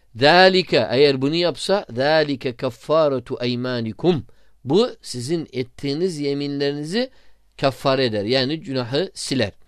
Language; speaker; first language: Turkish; non-native, fluent; Arabic